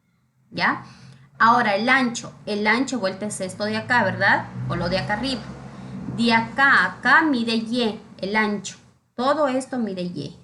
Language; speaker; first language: Spanish; native; Spanish